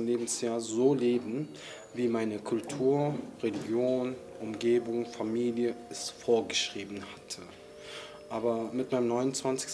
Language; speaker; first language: German; early bilingual, other home language; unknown